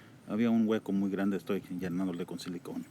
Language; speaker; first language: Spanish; early bilingual, heritage; Spanish